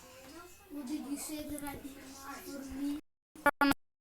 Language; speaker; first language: English; non-native, learner; Greek